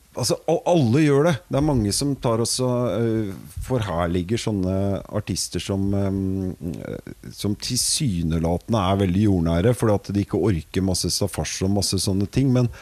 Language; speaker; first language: Norwegian; native; Norwegian